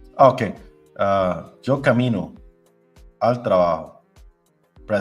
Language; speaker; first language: Spanish; non-native, learner; English